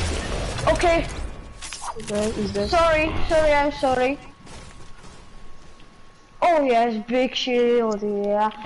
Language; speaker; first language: English; non-native, learner; Slovak